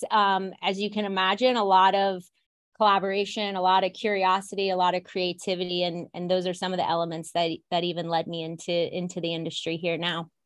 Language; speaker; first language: English; native; English